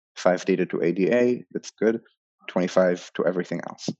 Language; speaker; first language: English; non-native, fluent; Hebrew